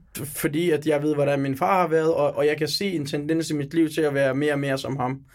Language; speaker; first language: Danish; early bilingual, other home language; Turkish